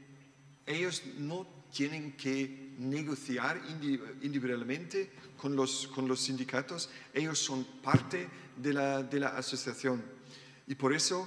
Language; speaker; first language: Spanish; non-native, learner; German